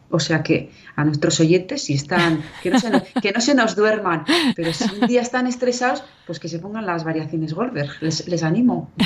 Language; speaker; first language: Spanish; native; Spanish